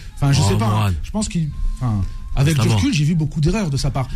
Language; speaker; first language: French; non-native, local second language; Arabic